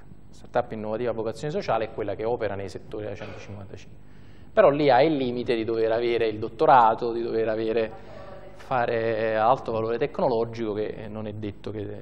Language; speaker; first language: Italian; native; Italian